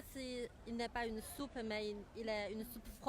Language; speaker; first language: French; non-native, fluent; Chinese